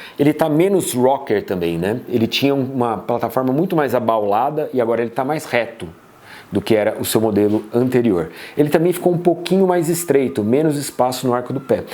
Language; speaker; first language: Portuguese; native; Portuguese